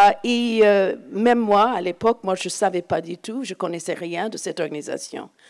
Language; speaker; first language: French; non-native, fluent; English